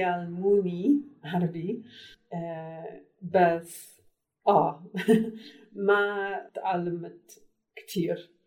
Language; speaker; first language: Arabic; non-native, learner; English